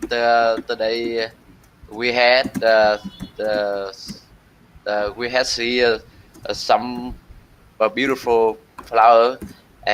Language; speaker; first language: English; non-native, learner; Vietnamese